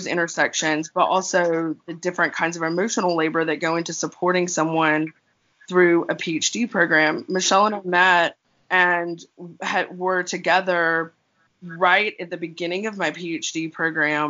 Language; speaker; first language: English; native; English